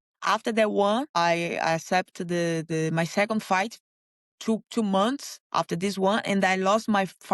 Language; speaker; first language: English; non-native, learner; Portuguese